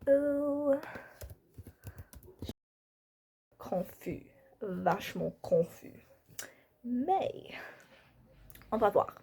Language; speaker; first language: French; non-native, learner; English